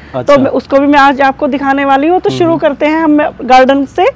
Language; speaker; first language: Hindi; native; Hindi